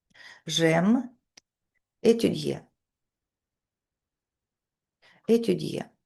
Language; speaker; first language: French; non-native, fluent; Russian